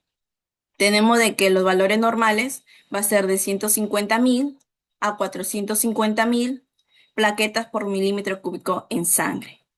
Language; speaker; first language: Spanish; native; Spanish